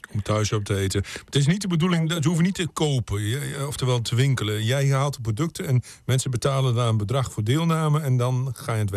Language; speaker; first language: Dutch; native; Dutch